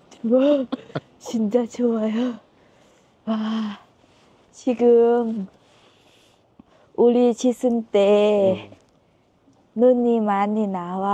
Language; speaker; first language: Korean; non-native, learner; Thai